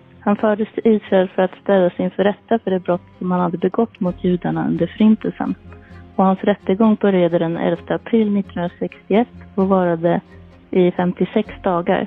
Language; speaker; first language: Swedish; native; Swedish